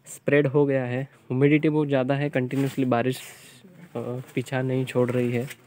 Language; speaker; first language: Hindi; native; Hindi